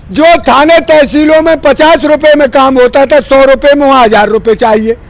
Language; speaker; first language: Hindi; native; Hindi